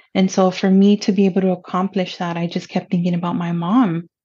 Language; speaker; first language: English; early bilingual, other home language; Spanish